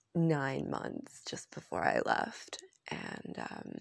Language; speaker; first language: English; native; English